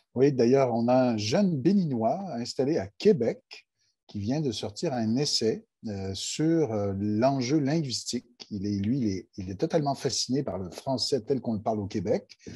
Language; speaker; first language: French; native; French